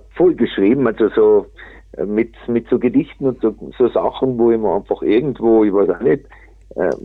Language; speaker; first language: German; native; German